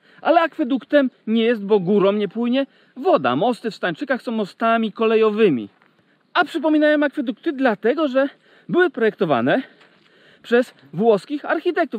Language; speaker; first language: Polish; native; Polish